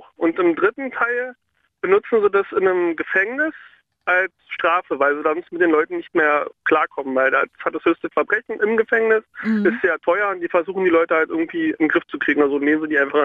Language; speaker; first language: German; native; German